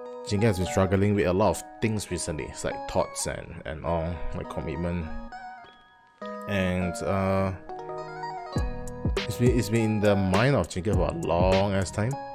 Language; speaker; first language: English; non-native, local second language; Chinese